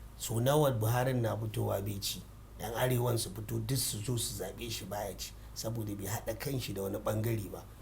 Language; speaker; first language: Hausa; non-native, local second language; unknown